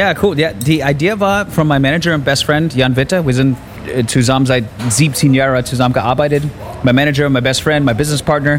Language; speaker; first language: German; non-native, fluent; English